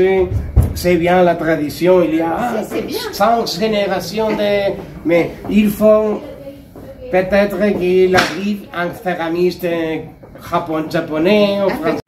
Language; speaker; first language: French; non-native, learner; Spanish